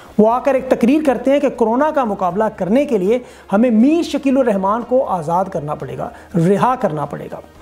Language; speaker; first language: Urdu; native; Urdu